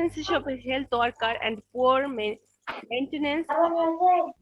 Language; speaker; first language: English; non-native, local second language; Bangla